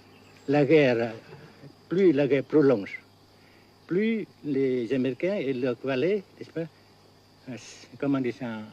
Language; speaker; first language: French; non-native, fluent; Vietnamese